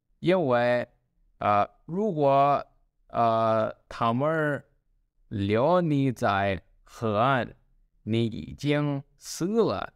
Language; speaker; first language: Chinese; non-native, learner; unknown